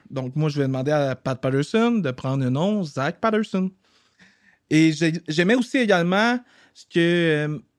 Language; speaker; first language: French; native; French